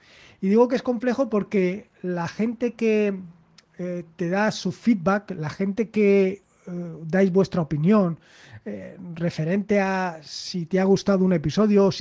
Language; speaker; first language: Spanish; native; Spanish